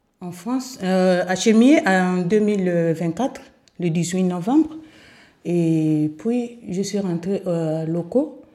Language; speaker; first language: French; non-native, local second language; Portuguese